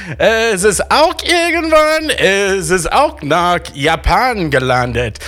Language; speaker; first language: German; non-native, learner; English